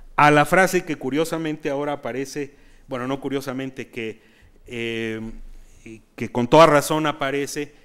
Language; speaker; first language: Spanish; native; Spanish